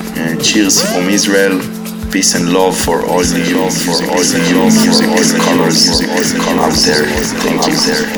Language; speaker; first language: English; non-native, fluent; Hebrew